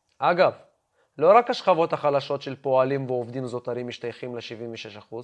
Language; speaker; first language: Hebrew; non-native, fluent; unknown